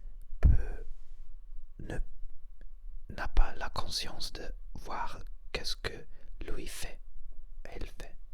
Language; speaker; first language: French; non-native, learner; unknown